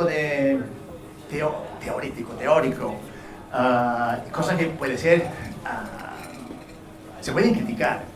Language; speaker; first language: Spanish; non-native, fluent; Italian